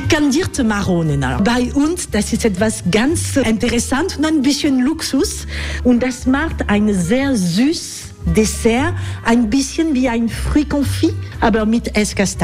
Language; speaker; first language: German; non-native, fluent; French